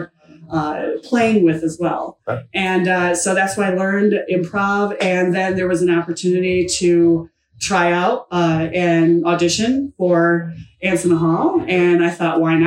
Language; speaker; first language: English; native; English